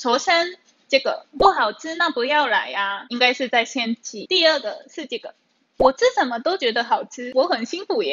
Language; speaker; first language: Chinese; non-native, fluent; Japanese